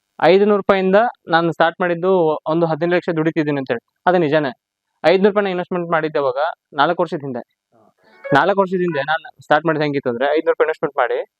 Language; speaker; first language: Kannada; native; Kannada